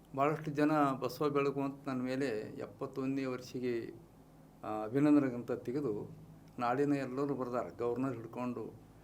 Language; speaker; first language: Kannada; native; Kannada